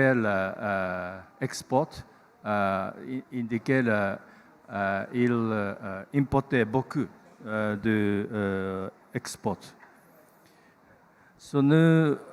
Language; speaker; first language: French; non-native, learner; Japanese